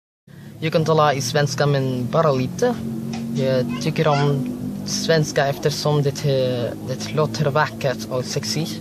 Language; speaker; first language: Swedish; non-native, learner; Filipino